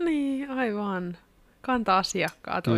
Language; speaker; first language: Finnish; native; Finnish